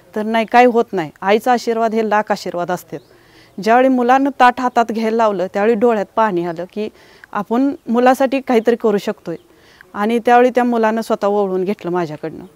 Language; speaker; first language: Marathi; native; Marathi